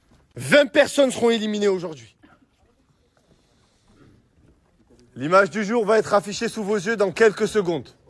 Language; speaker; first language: French; native; French